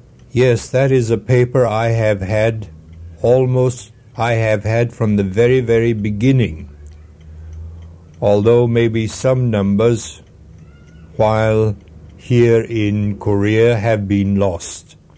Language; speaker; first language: English; non-native, fluent; Swedish